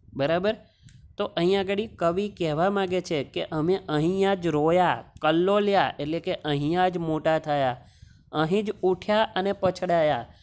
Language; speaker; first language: Gujarati; native; Gujarati